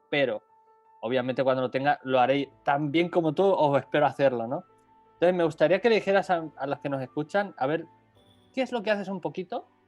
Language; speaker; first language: Spanish; native; Spanish